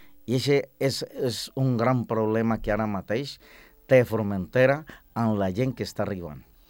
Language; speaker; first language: Catalan; non-native, learner; Spanish